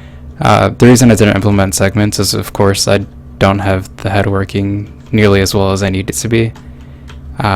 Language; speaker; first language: English; native; English